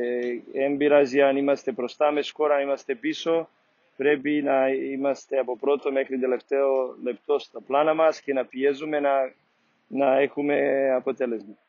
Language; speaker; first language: Greek; non-native, fluent; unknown